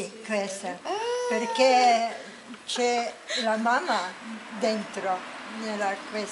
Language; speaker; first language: Italian; non-native, learner; Slovenian